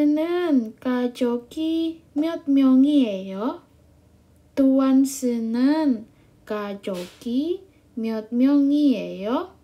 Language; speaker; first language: Korean; non-native, learner; Indonesian